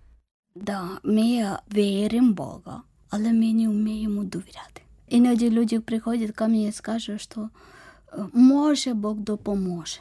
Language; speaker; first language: Ukrainian; non-native, learner; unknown